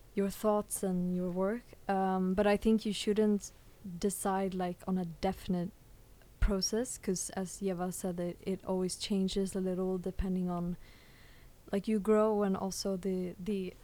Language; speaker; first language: English; early bilingual, other home language; Swedish